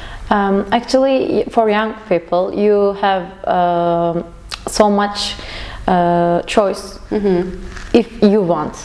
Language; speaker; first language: English; non-native, learner; Turkish